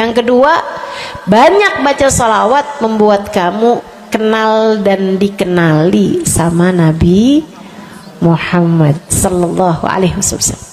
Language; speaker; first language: Indonesian; native; Indonesian